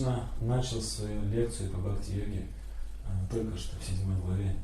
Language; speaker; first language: Russian; native; Russian